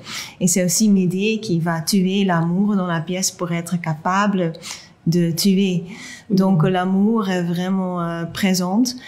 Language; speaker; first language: French; non-native, local second language; Dutch